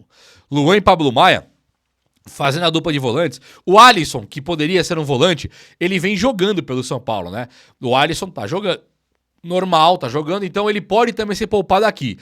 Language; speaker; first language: Portuguese; native; Portuguese